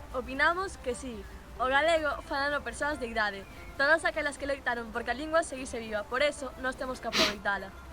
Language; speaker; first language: Galician; native; Galician